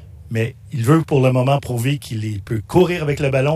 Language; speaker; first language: French; native; French